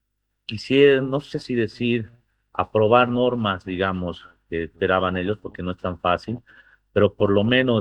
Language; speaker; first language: Spanish; native; Spanish